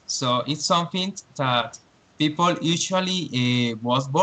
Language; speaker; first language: English; non-native, learner; Spanish